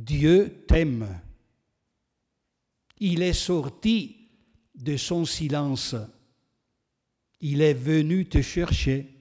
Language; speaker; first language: French; non-native, fluent; Italian